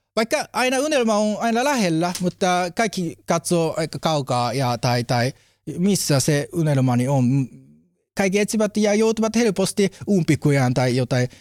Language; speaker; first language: Finnish; non-native, learner; Japanese